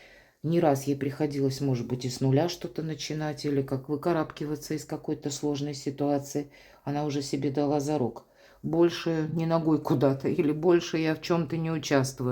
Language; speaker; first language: Russian; native; Russian